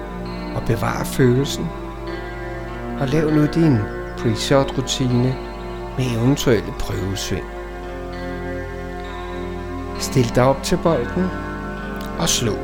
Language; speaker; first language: Danish; native; Danish